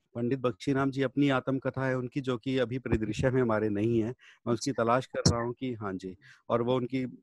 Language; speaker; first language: Hindi; native; Hindi